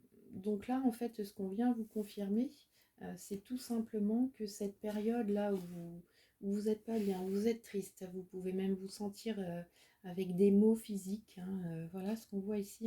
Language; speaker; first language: French; native; French